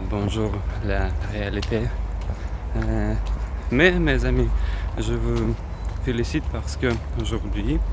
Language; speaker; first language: French; non-native, learner; Russian